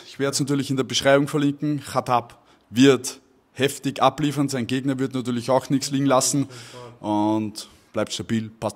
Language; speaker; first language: German; native; German